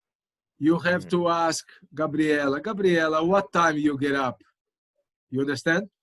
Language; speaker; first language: English; non-native, local second language; Portuguese